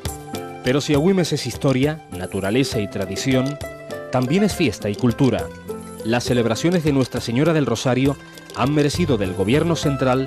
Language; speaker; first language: Spanish; native; Spanish